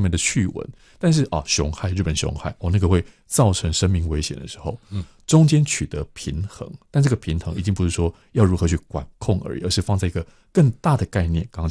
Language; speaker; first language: Chinese; native; Chinese